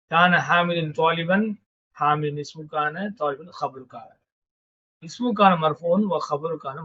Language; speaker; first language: Arabic; non-native, fluent; Tamil